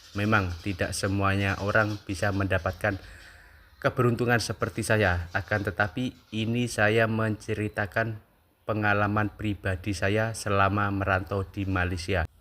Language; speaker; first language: Indonesian; native; Indonesian